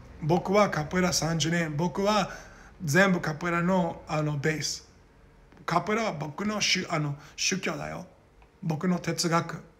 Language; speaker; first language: Japanese; non-native, learner; Portuguese